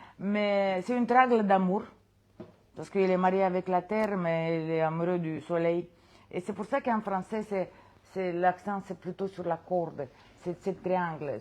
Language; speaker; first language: French; non-native, fluent; Romanian